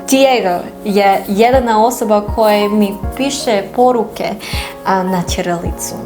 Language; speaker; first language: Serbian; non-native, learner; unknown